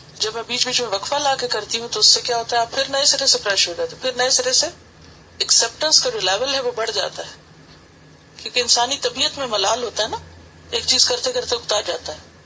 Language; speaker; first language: Urdu; native; Urdu